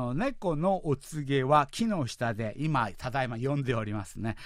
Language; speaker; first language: Japanese; non-native, fluent; Korean